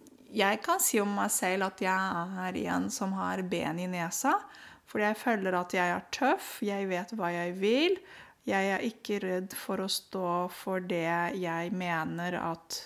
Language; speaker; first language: Norwegian; non-native, fluent; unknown